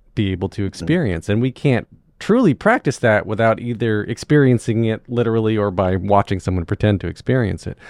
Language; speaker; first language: English; native; English